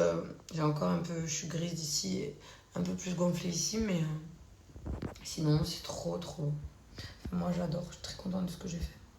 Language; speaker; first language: French; native; French